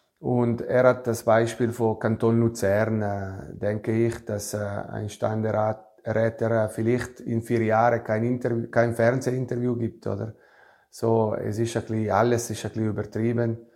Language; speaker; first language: German; non-native, fluent; Italian